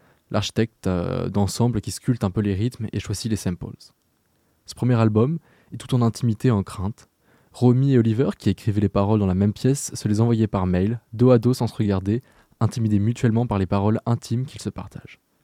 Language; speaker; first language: French; native; French